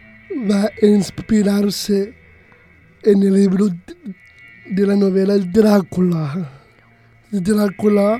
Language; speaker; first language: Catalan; non-native, local second language; Spanish